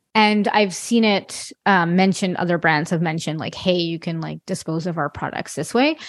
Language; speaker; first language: English; non-native, fluent; French